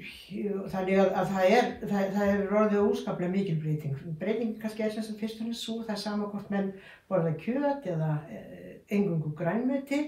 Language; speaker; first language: Icelandic; native; Icelandic